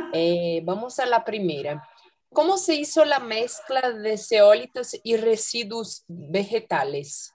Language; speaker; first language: Spanish; non-native, fluent; Portuguese